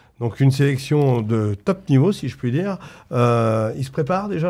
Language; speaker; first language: French; native; French